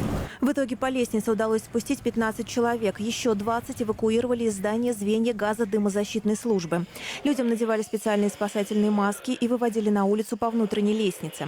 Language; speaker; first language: Russian; native; Russian